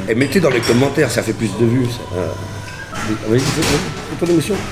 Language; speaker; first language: French; native; French